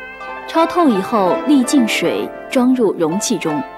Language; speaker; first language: Chinese; native; Chinese